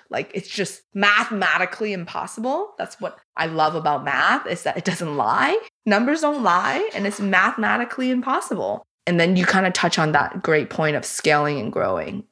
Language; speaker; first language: English; early bilingual, other home language; Chinese